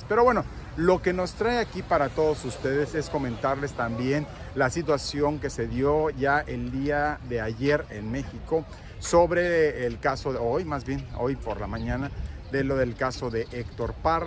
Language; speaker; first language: Spanish; native; Spanish